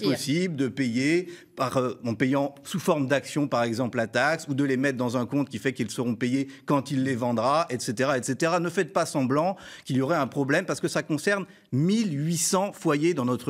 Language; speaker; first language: French; native; French